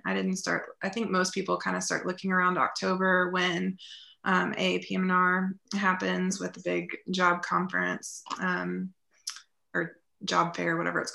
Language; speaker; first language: English; native; English